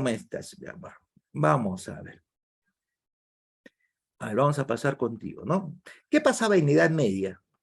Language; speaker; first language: Spanish; native; Spanish